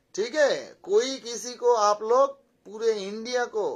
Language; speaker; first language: Hindi; non-native, local second language; Bangla